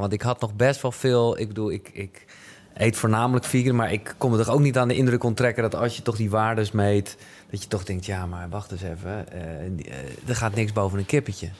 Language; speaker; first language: Dutch; native; Dutch